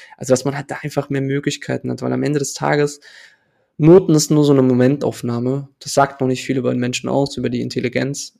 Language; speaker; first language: German; early bilingual, other home language; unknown